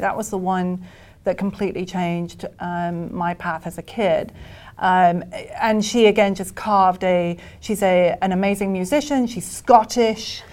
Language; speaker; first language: English; native; English